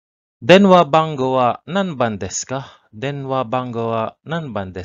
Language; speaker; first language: Japanese; non-native, learner; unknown